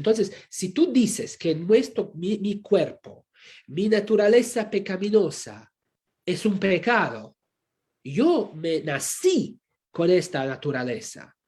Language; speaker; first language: Spanish; non-native, fluent; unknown